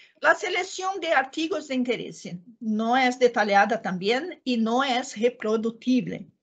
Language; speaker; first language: Spanish; non-native, learner; Portuguese